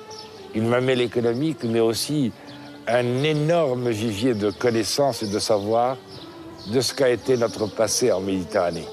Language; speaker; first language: French; native; French